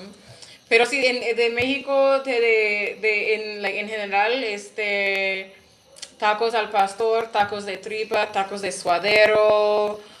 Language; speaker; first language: Spanish; non-native, learner; English